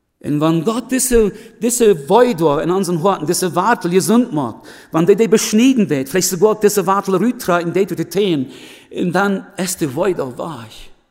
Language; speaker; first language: German; early bilingual, other home language; Plautdietsch